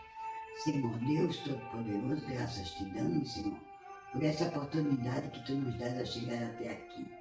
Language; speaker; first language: Portuguese; native; Portuguese